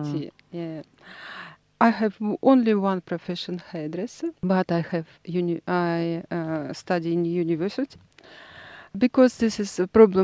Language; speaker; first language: English; non-native, learner; Russian